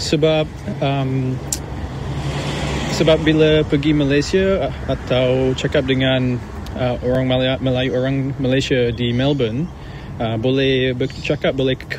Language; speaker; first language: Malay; early bilingual, heritage; English